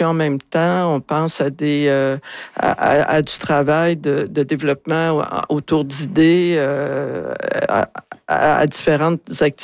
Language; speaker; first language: French; native; French